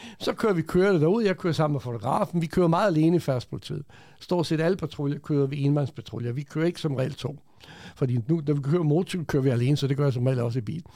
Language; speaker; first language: Danish; early bilingual, other home language; Croatian